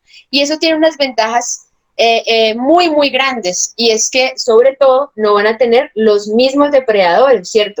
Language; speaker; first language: Spanish; native; Spanish